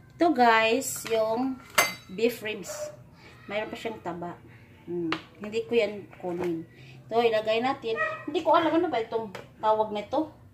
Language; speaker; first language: Filipino; non-native, local second language; Cebuano